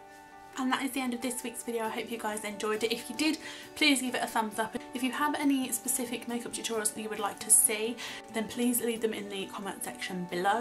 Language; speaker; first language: English; native; English